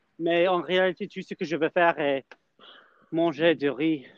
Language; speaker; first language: French; non-native, learner; English